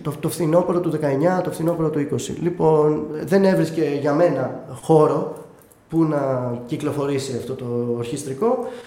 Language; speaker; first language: Greek; native; Greek